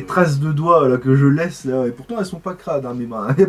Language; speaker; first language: French; native; French